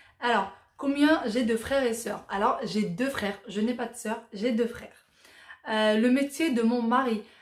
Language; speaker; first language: French; early bilingual, other home language; Arabic